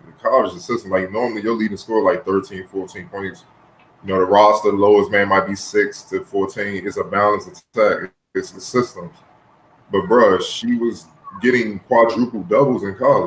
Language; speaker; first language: English; native; English